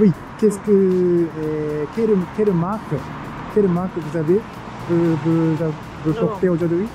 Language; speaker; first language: French; non-native, fluent; Japanese